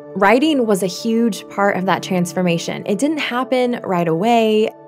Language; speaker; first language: English; native; English